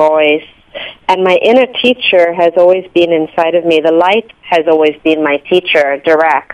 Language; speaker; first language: English; native; English